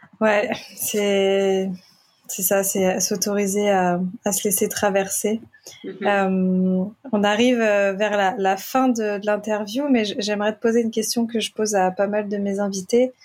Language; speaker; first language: French; native; French